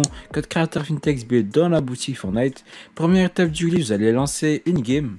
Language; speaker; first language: French; native; French